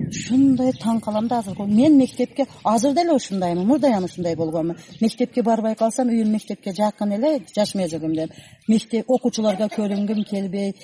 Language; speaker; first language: Kyrgyz; non-native, local second language; Uzbek